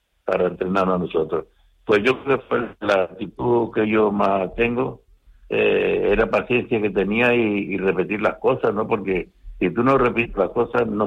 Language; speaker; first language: Spanish; native; Spanish